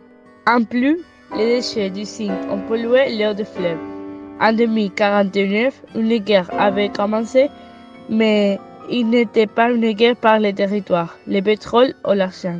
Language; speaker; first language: French; non-native, learner; Spanish